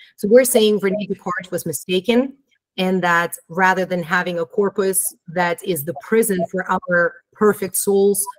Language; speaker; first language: English; early bilingual, other home language; Romanian